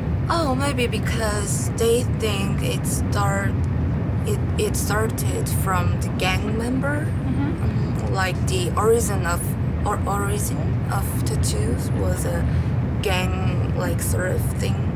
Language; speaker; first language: English; non-native, fluent; Korean